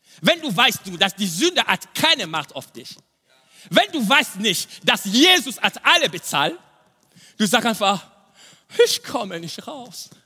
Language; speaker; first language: German; non-native, fluent; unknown